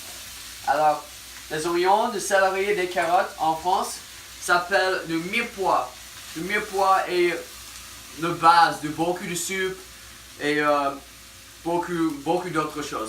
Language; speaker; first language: French; non-native, learner; English